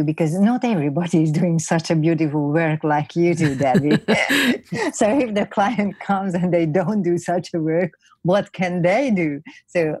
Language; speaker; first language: English; non-native, fluent; Hungarian